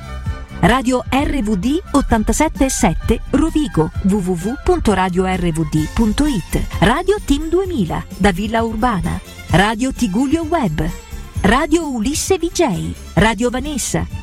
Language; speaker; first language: Italian; native; Italian